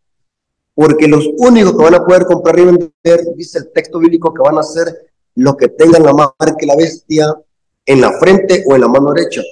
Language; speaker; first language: Spanish; native; Spanish